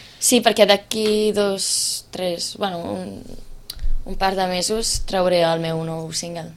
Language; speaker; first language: Catalan; non-native, fluent; Romanian